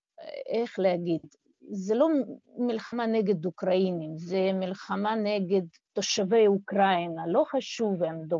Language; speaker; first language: Hebrew; non-native, fluent; Russian